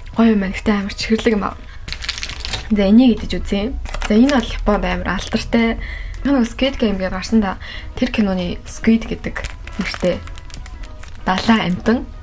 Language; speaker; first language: Mongolian; early bilingual, heritage; Mongolian